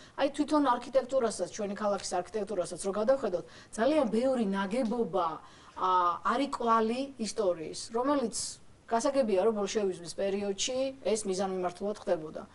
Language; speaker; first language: Georgian; native; Georgian